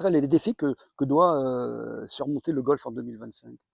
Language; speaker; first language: French; native; French